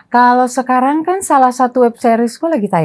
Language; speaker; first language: Indonesian; native; Indonesian